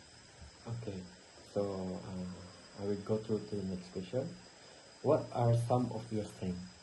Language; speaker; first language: English; non-native, learner; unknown